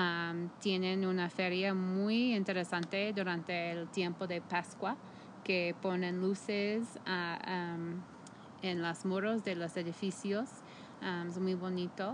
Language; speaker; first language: Spanish; non-native, fluent; English